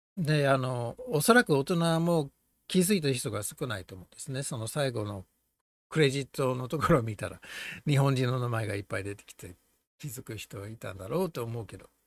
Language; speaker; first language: Japanese; non-native, fluent; English